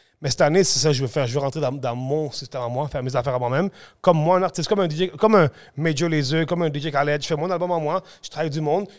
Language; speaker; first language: French; early bilingual, other home language; Spanish